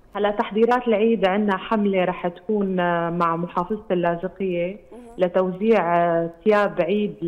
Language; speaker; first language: Arabic; native; Arabic